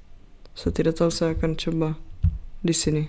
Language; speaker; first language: Indonesian; non-native, fluent; Czech